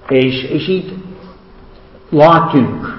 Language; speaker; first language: Hungarian; non-native, fluent; English